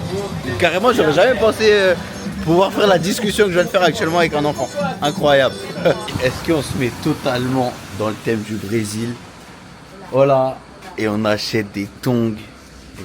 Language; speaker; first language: French; native; French